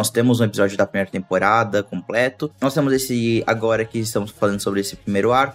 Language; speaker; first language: Portuguese; native; Portuguese